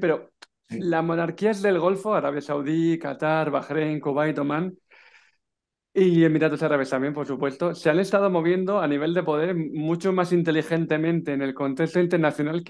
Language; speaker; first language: Spanish; native; Spanish